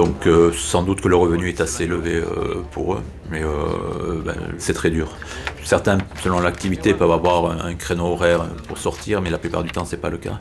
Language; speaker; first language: French; native; French